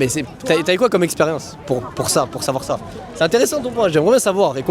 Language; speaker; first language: French; native; French